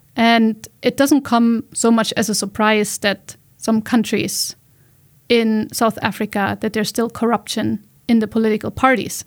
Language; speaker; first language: English; non-native, fluent; German